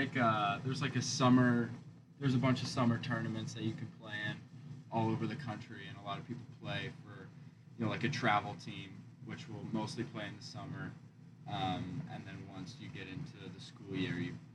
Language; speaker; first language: English; native; English